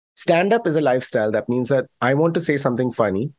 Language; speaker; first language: English; non-native, local second language; Malayalam